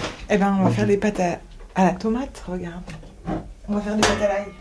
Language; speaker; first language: French; native; French